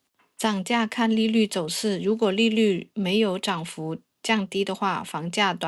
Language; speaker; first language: Chinese; native; Chinese